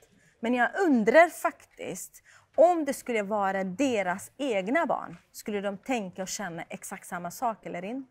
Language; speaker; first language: Swedish; non-native, fluent; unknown